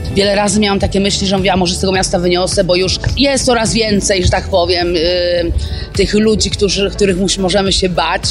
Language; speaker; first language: Polish; native; Polish